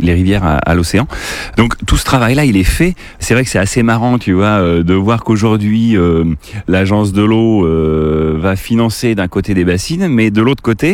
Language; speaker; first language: French; native; French